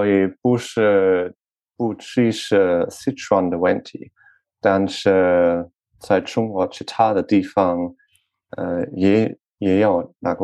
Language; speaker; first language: Chinese; non-native, learner; French